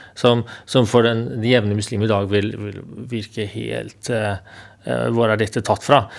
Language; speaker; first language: Norwegian; native; Norwegian